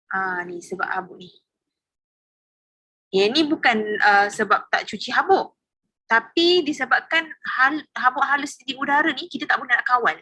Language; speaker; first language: Malay; native; Malay